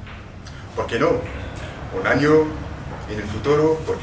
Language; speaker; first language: Spanish; non-native, learner; Arabic